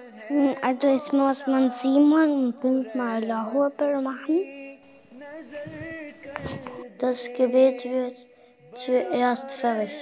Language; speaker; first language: German; early bilingual, other home language; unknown